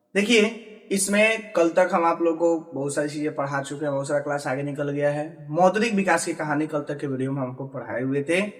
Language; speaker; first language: Hindi; native; Hindi